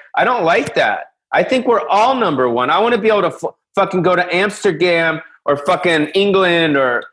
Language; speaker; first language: English; native; English